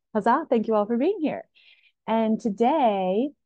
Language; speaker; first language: English; native; English